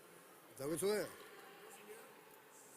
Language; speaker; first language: Basque; native; Basque